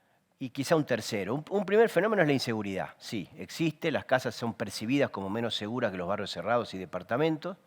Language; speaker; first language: Spanish; native; Spanish